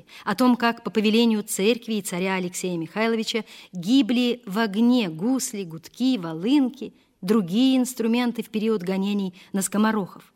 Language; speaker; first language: Russian; native; Russian